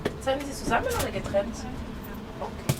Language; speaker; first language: German; non-native, learner; French